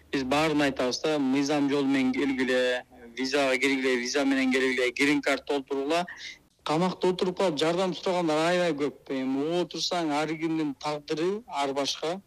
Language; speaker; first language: Kyrgyz; native; Kyrgyz